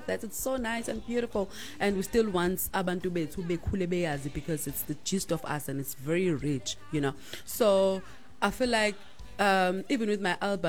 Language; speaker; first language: English; non-native, local second language; Zulu